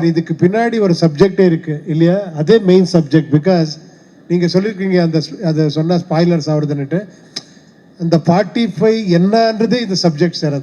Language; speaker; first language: Tamil; non-native, learner; Kannada